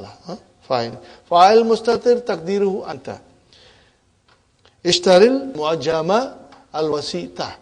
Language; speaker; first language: Arabic; non-native, fluent; English